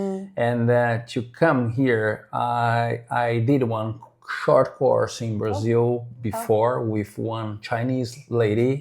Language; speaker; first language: English; non-native, fluent; Portuguese